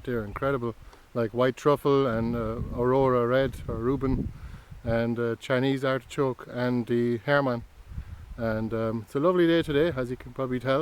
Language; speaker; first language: English; native; English